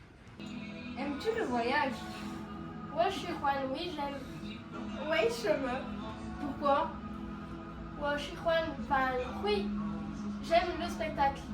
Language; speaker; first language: French; non-native, learner; Chinese